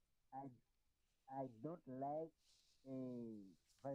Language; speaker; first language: English; non-native, learner; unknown